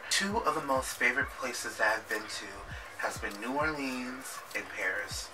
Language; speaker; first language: English; native; English